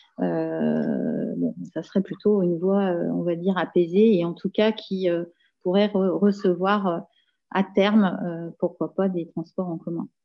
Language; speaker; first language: French; native; French